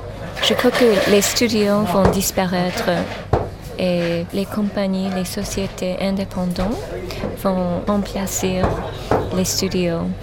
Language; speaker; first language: French; non-native, fluent; English